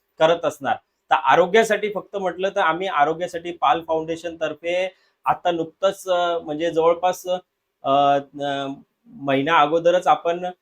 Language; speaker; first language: Marathi; non-native, local second language; Hindi